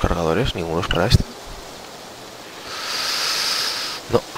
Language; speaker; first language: Spanish; native; Spanish